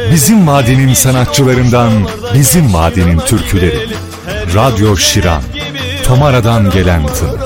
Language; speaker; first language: Turkish; native; Turkish